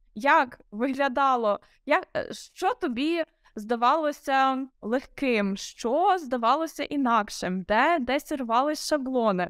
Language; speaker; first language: Ukrainian; native; Ukrainian